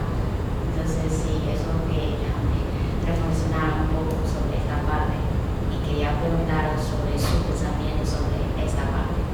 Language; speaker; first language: Spanish; non-native, fluent; Chinese